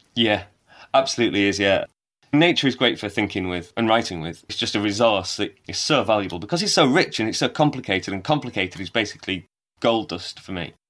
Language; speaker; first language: English; native; English